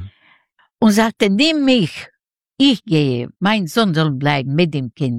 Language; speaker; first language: German; non-native, learner; Yiddish